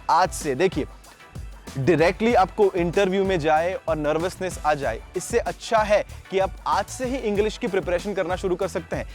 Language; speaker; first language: Hindi; non-native, local second language; Gujarati